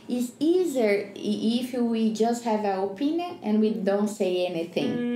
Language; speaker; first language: English; non-native, learner; Portuguese